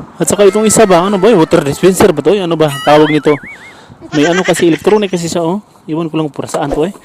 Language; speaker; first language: Filipino; non-native, local second language; Cebuano